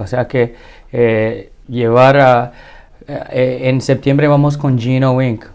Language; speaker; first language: Spanish; early bilingual, heritage; Spanish